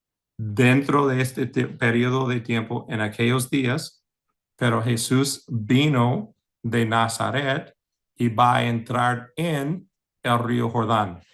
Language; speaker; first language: Spanish; non-native, fluent; English